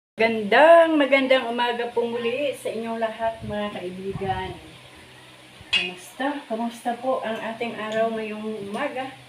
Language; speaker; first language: Filipino; native; Filipino